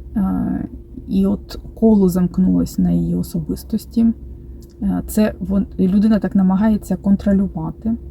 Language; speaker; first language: Ukrainian; non-native, local second language; Russian